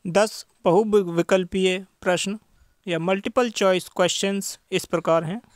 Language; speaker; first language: Hindi; native; Hindi